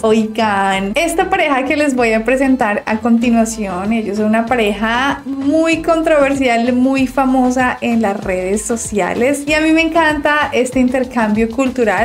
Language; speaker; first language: Spanish; native; Spanish